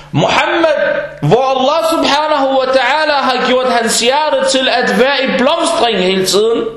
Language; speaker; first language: Danish; non-native, fluent; Arabic